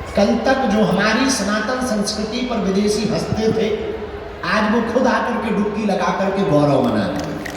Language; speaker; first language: Hindi; native; Hindi